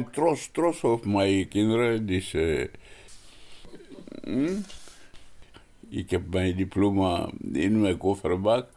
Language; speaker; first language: Dutch; non-native, learner; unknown